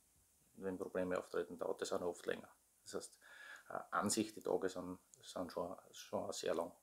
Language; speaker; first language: German; native; German